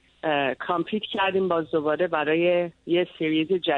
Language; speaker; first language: Persian; early bilingual, heritage; Persian